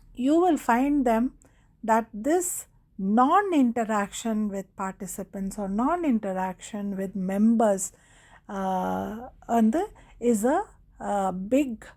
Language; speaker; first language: English; non-native, local second language; Tamil